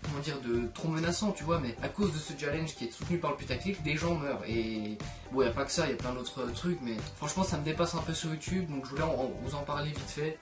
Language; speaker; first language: French; native; French